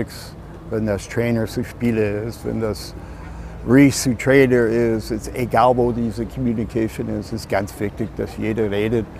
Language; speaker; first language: German; non-native, fluent; English